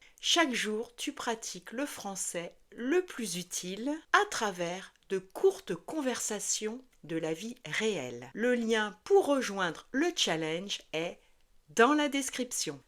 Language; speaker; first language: French; native; French